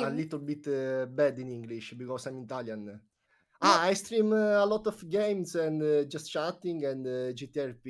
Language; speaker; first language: English; non-native, learner; Italian